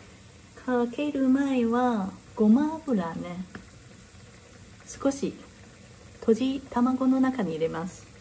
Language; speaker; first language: Japanese; non-native, learner; Chinese